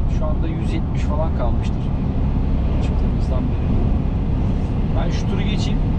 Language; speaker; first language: Turkish; native; Turkish